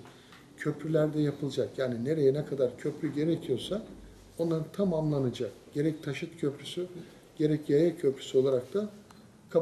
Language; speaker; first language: Turkish; native; Turkish